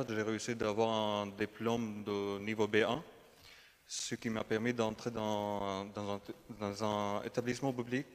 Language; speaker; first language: French; non-native, fluent; Arabic